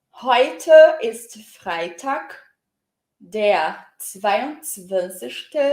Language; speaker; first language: German; non-native, fluent; Portuguese